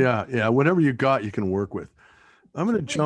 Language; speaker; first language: English; native; English